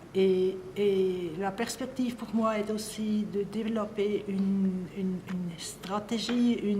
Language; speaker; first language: French; non-native, local second language; German